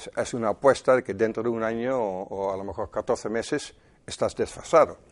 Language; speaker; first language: Spanish; non-native, fluent; Dutch